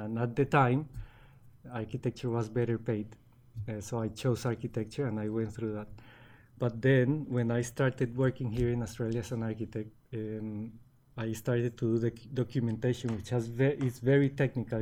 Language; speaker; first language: English; non-native, fluent; Spanish